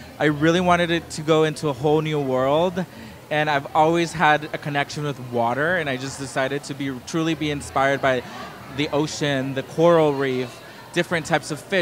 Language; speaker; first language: English; early bilingual, other home language; Spanish